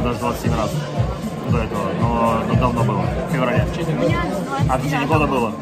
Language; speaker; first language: Russian; native; Russian